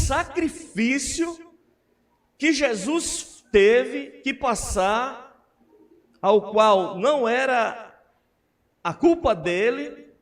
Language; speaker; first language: Portuguese; native; Portuguese